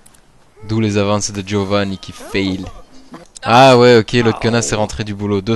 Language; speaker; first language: French; native; French